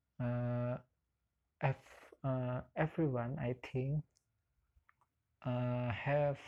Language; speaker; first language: English; non-native, learner; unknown